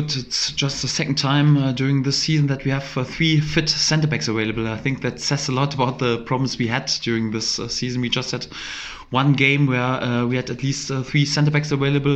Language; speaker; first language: English; non-native, fluent; German